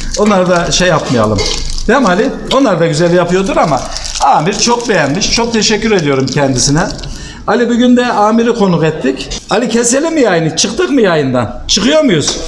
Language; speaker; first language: Turkish; native; Turkish